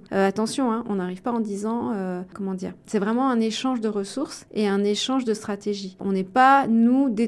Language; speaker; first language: French; native; French